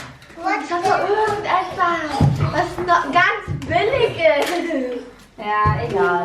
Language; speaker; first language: German; early bilingual, other home language; Cebuano